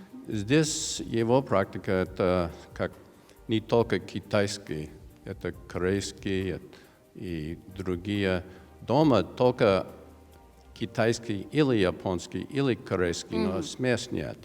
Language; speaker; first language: Russian; non-native, learner; English